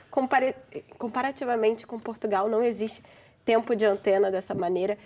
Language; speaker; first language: Portuguese; native; Portuguese